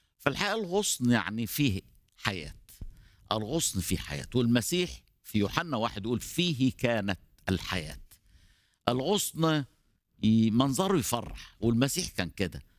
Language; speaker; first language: Arabic; native; Arabic